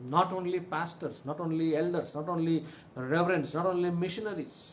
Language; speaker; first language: English; non-native, local second language; Telugu